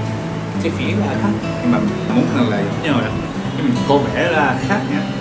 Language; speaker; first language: Vietnamese; non-native, learner; Japanese